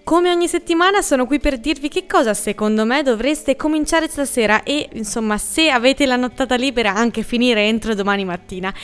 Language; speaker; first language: Italian; native; Italian